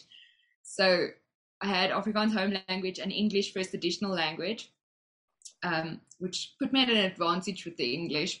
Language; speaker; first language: English; native; English